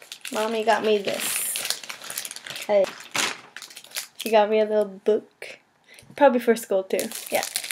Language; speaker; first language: English; native; English